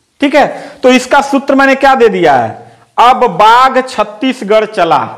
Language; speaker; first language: Hindi; native; Hindi